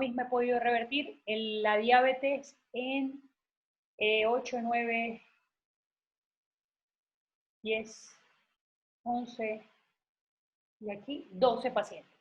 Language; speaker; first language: Spanish; native; Spanish